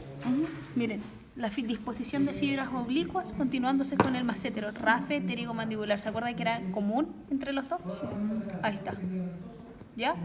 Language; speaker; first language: Spanish; native; Spanish